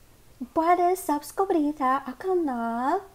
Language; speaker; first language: Spanish; non-native, learner; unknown